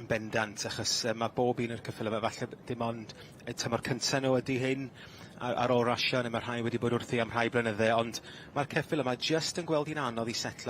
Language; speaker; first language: Welsh; native; Welsh